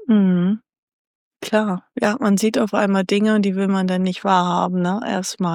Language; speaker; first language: German; native; German